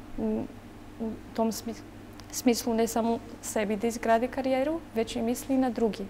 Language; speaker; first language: Serbian; non-native, local second language; Romany